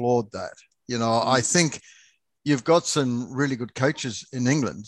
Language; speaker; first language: English; native; English